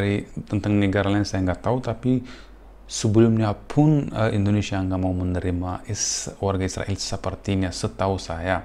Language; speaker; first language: Indonesian; non-native, fluent; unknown